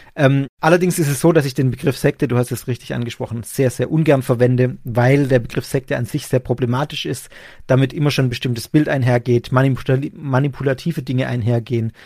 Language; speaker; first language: German; native; German